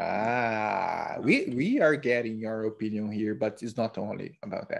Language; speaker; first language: English; non-native, learner; Portuguese